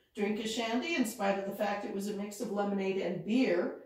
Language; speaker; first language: English; native; English